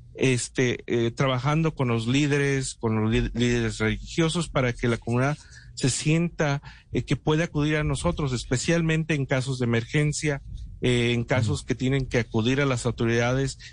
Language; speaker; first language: Spanish; early bilingual, heritage; Spanish